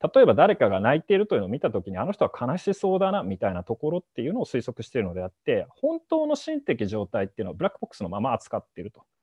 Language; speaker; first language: Japanese; native; Japanese